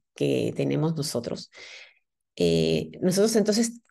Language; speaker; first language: Spanish; native; Spanish